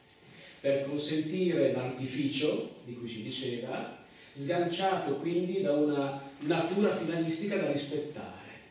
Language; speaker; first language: Italian; native; Italian